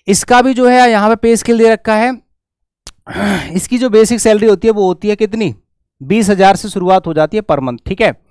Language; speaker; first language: Hindi; native; Hindi